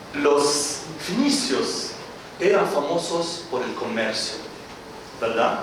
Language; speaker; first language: Spanish; non-native, fluent; Arabic